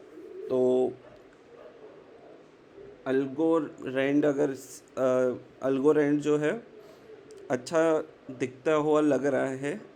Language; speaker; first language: Hindi; native; Hindi